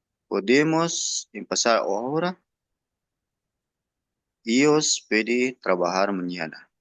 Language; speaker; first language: Spanish; non-native, learner; Filipino